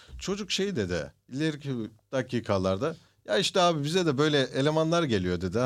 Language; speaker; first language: Turkish; early bilingual, heritage; Turkish